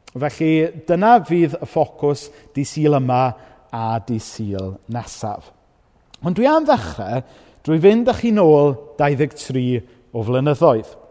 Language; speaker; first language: Welsh; native; Welsh